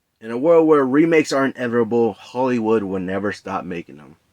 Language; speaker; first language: English; native; English